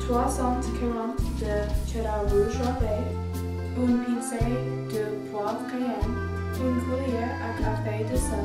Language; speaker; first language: French; non-native, learner; English